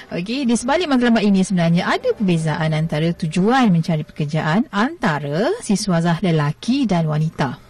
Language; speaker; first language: Malay; native; Malay